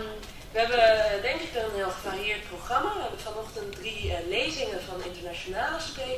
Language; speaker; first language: Dutch; native; Dutch